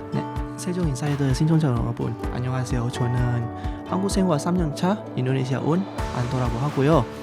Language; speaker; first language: Korean; non-native, fluent; Indonesian